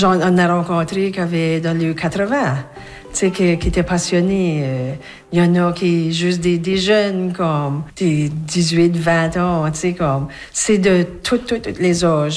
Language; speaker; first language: French; native; French